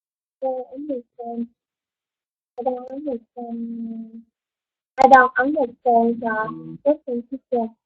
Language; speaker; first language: English; non-native, learner; Vietnamese